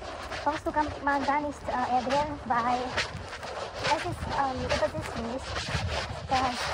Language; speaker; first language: German; non-native, learner; Chinese